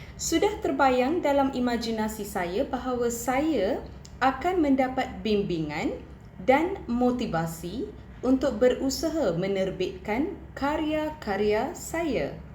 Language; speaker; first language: Malay; non-native, local second language; Tamil